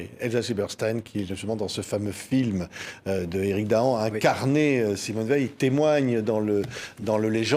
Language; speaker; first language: French; native; French